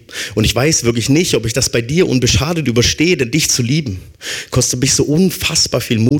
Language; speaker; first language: German; native; German